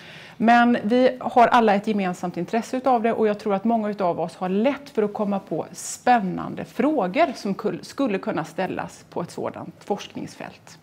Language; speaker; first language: Swedish; native; Swedish